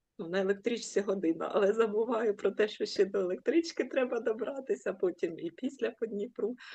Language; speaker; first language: Ukrainian; non-native, local second language; Russian